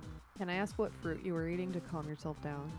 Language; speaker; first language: English; native; English